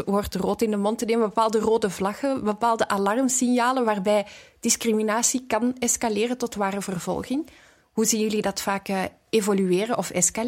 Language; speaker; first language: Dutch; native; Dutch